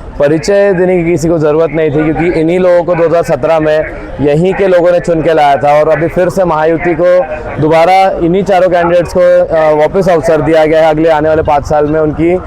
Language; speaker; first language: Hindi; native; Hindi